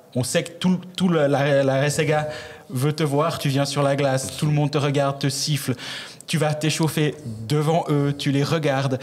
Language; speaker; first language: French; native; French